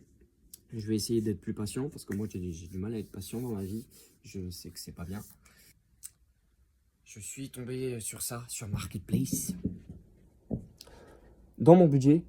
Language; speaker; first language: French; native; French